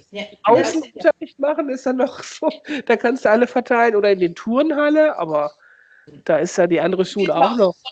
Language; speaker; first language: German; native; German